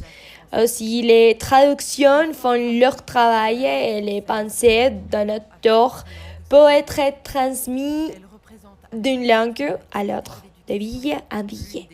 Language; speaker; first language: French; non-native, learner; Spanish